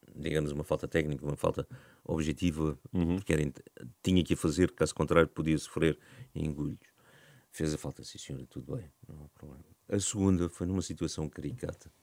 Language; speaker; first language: Portuguese; native; Portuguese